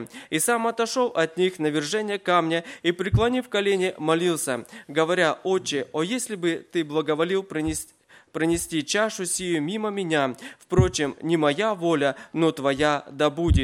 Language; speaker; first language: Russian; native; Russian